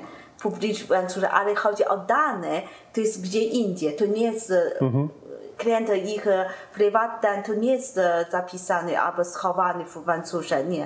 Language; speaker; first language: Polish; non-native, learner; Chinese